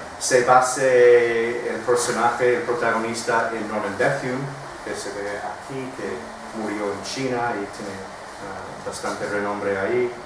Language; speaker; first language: Spanish; non-native, fluent; English